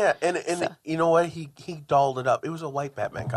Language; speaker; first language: English; native; English